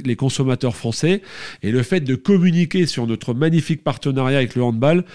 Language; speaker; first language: French; native; French